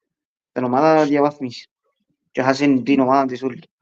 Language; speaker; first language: Greek; early bilingual, heritage; Greek